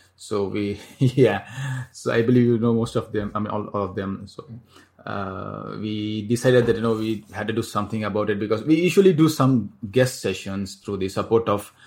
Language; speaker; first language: English; non-native, local second language; Tamil